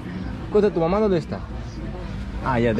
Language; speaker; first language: Spanish; non-native, learner; Greek